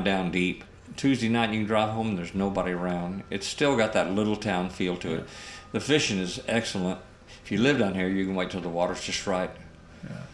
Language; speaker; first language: English; native; English